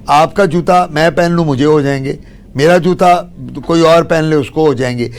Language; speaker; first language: Urdu; non-native, local second language; Punjabi